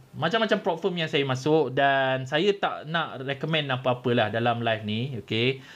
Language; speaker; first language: Malay; native; Malay